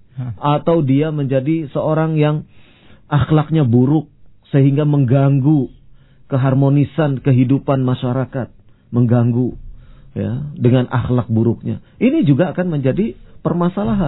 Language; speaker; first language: Indonesian; native; Indonesian